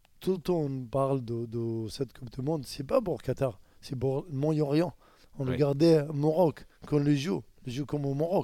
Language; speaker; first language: French; non-native, learner; Arabic